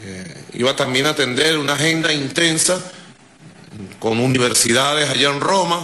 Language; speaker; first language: Spanish; native; Spanish